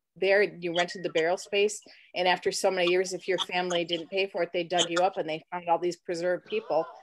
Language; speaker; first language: English; native; English